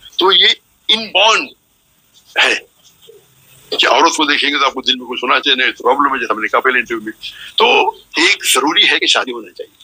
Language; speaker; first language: Urdu; non-native, local second language; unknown